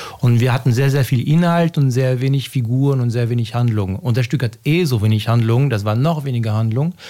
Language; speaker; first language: German; non-native, fluent; French